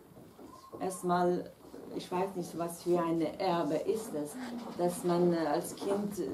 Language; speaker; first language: German; non-native, fluent; Kurdish